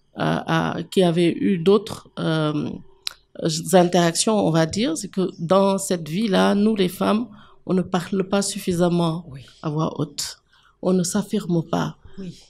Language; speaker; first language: French; non-native, local second language; Wolof